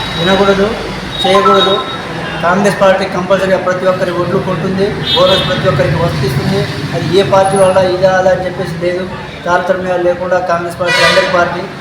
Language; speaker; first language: Telugu; non-native, local second language; Lambadi